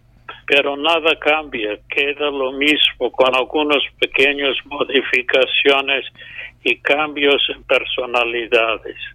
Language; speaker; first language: Spanish; non-native, fluent; English